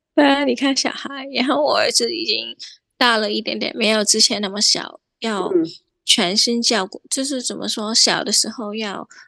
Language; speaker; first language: Chinese; non-native, fluent; Cantonese